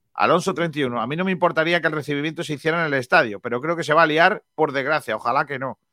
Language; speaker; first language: Spanish; native; Spanish